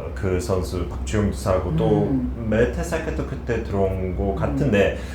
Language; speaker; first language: Korean; non-native, fluent; English